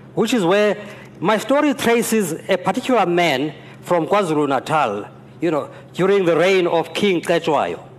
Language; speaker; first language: English; non-native, local second language; Xhosa